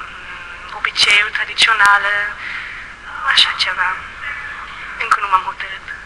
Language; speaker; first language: Romanian; early bilingual, heritage; Dutch